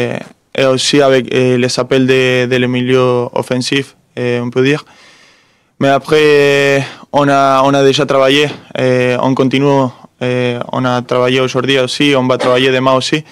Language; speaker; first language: French; non-native, fluent; Spanish